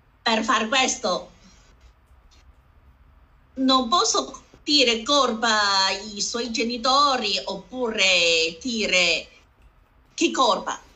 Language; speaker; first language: Italian; non-native, learner; Chinese